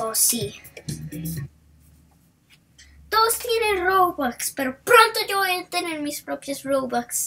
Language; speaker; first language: Spanish; early bilingual, heritage; Spanish